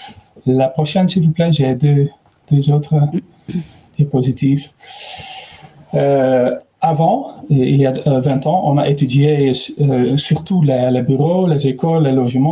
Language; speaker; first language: French; non-native, learner; Dutch